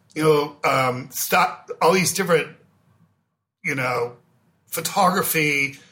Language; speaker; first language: English; native; English